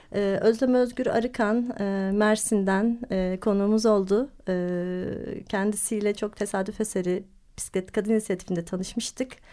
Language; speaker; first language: Turkish; native; Turkish